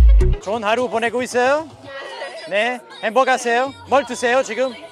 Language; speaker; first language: Korean; non-native, fluent; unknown